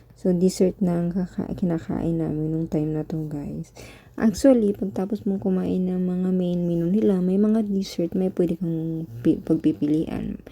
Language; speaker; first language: Filipino; native; Filipino